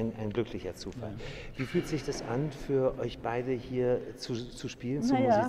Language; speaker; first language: German; native; German